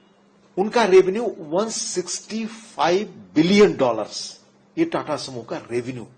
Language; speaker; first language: Hindi; native; Hindi